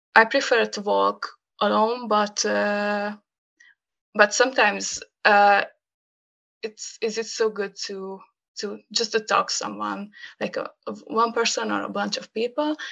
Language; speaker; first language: English; non-native, learner; Hungarian